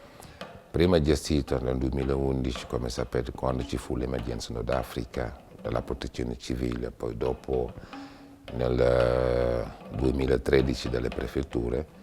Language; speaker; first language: Italian; non-native, fluent; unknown